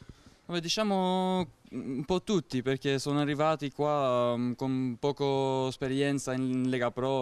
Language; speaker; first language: Italian; non-native, fluent; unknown